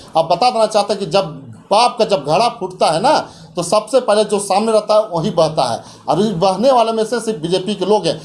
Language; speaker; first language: Hindi; native; Hindi